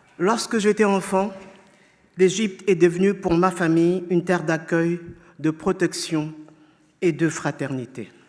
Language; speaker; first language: French; non-native, fluent; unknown